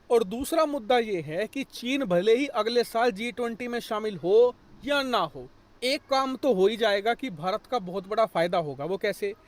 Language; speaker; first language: Hindi; native; Hindi